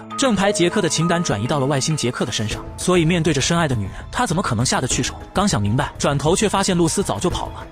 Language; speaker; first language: Chinese; native; Chinese